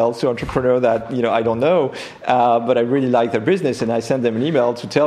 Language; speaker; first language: English; non-native, fluent; French